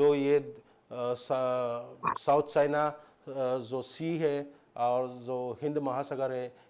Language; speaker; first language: Hindi; non-native, local second language; Assamese